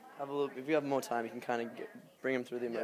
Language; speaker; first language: English; native; English